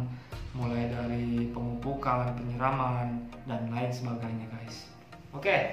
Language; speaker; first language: Indonesian; native; Indonesian